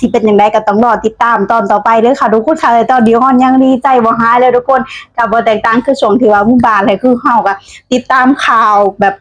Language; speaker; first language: Thai; non-native, local second language; Lao